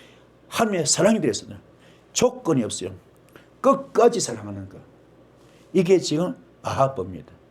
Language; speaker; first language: Korean; native; Korean